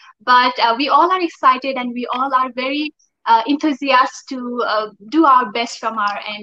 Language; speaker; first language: English; non-native, local second language; Nepali